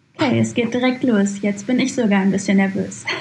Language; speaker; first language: German; native; German